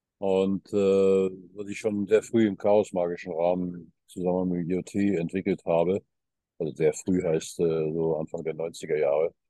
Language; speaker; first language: German; early bilingual, heritage; German